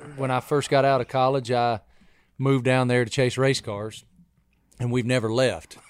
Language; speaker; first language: English; native; English